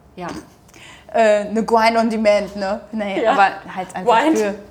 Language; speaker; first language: German; native; German